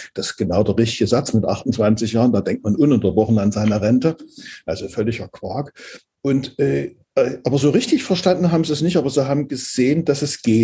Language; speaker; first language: German; native; German